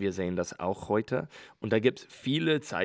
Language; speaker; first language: German; non-native, learner; English